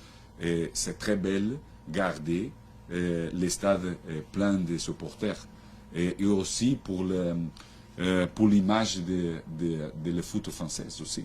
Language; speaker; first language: French; non-native, learner; Portuguese